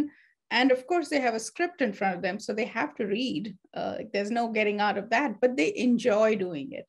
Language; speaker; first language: English; non-native, local second language; Hindi